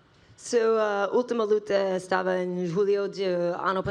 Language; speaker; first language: Portuguese; non-native, learner; English